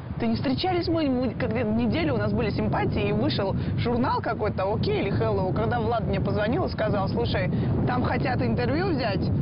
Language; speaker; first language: Russian; non-native, fluent; Georgian